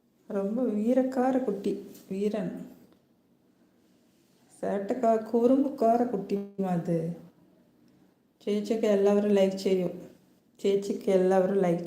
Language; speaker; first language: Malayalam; non-native, learner; Tamil